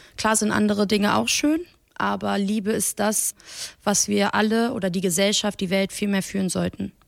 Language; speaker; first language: German; early bilingual, other home language; Persian